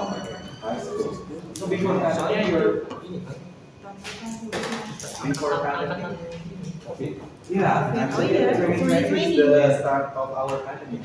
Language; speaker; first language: English; non-native, fluent; Indonesian